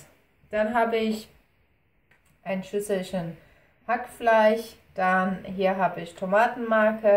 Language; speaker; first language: German; non-native, fluent; Persian